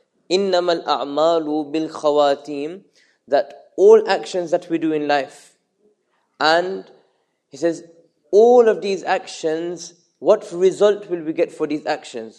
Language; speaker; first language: English; early bilingual, other home language; Urdu